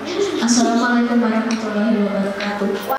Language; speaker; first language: Indonesian; native; Indonesian